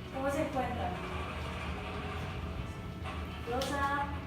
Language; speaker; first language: Spanish; native; Spanish